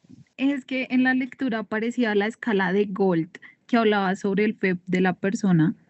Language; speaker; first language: Spanish; native; Spanish